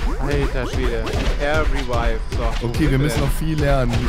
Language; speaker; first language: German; native; German